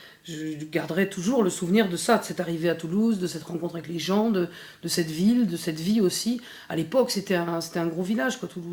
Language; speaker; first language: French; native; French